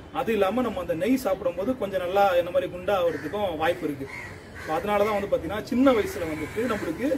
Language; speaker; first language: Tamil; native; Tamil